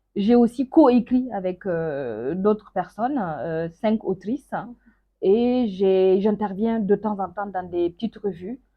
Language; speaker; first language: French; non-native, local second language; Mossi